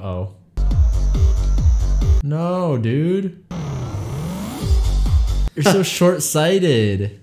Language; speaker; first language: English; native; English